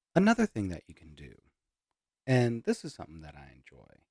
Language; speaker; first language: English; native; English